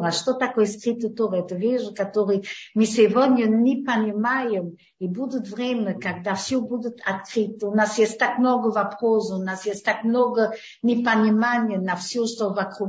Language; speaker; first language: Russian; early bilingual, heritage; Hebrew